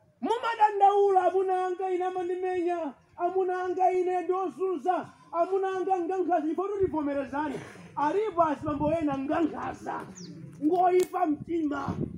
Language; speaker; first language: Nyanja; non-native, local second language; Tumbuka